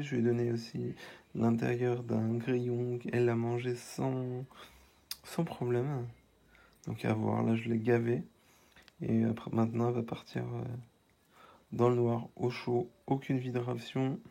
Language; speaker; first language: French; native; French